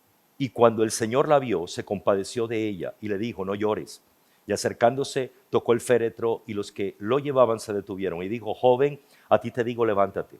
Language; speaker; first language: Spanish; native; Spanish